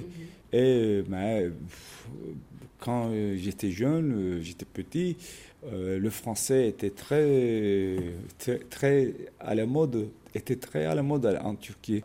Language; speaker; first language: French; non-native, fluent; Turkish